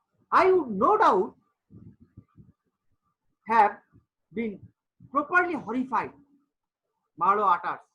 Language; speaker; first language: English; non-native, local second language; Bangla